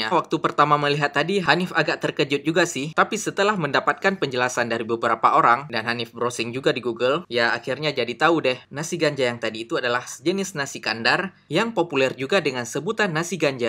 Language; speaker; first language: Indonesian; native; Indonesian